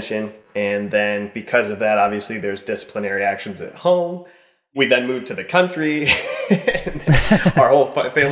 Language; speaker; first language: English; native; English